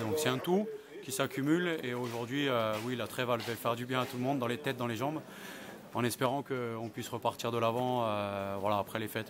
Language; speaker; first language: French; native; French